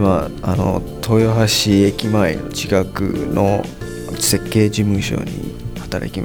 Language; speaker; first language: Japanese; non-native, learner; Chinese